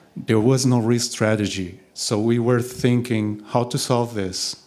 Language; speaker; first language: English; non-native, fluent; Portuguese